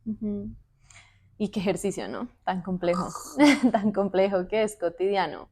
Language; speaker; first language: Spanish; native; Spanish